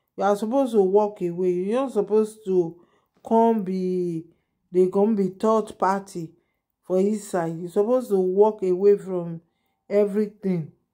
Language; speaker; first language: Nigerian Pidgin; non-native, local second language; Yoruba